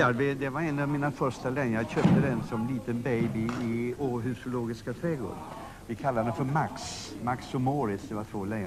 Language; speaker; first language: Swedish; native; Swedish